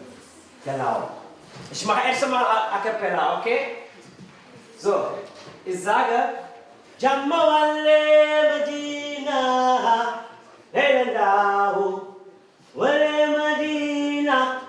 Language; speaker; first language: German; non-native, fluent; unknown